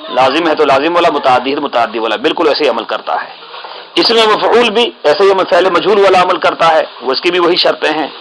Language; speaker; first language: Urdu; native; Urdu